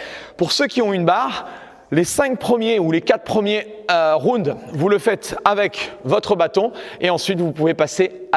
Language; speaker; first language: French; native; French